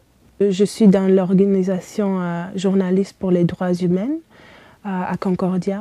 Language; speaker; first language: French; early bilingual, heritage; Romanian